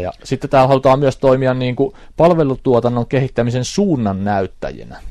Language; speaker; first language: Finnish; native; Finnish